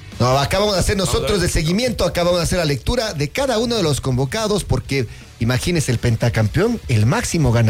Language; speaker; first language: Spanish; native; Spanish